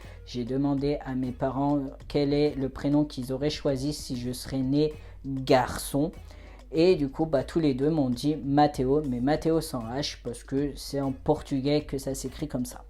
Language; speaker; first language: French; native; French